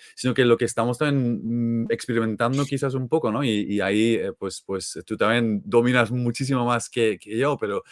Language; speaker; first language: Spanish; non-native, fluent; Dutch